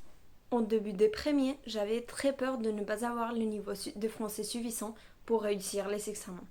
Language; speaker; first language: French; non-native, fluent; Spanish